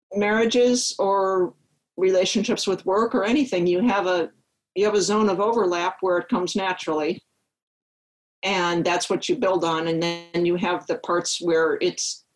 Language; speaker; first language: English; native; English